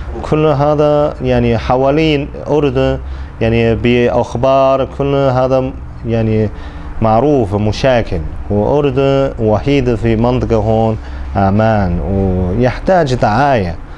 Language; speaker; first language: Arabic; non-native, learner; Chinese